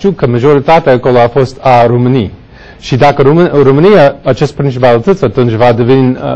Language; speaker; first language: Romanian; non-native, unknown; English